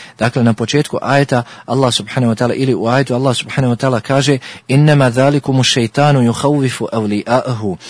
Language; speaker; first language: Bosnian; native; Bosnian